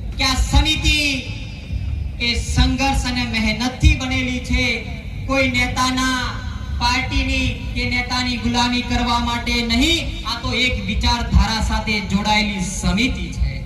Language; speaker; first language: Gujarati; non-native, local second language; Rathawi